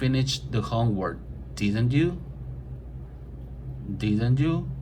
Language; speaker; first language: English; non-native, fluent; Spanish